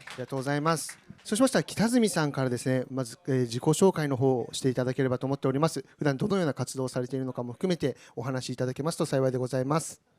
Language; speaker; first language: Japanese; native; Japanese